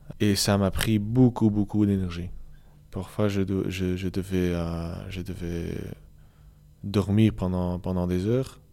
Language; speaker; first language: French; non-native, local second language; Dutch